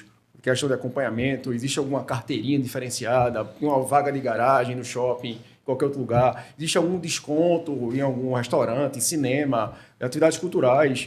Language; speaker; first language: Portuguese; native; Portuguese